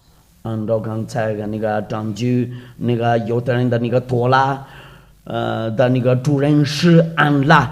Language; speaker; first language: Chinese; non-native, fluent; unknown